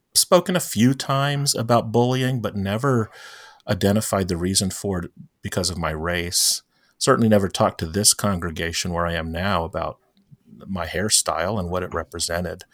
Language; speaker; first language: English; native; English